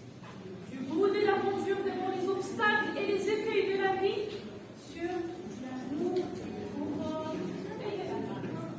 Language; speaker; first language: French; non-native, local second language; Arabic